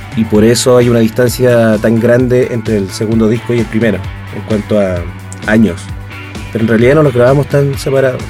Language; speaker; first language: Spanish; native; Spanish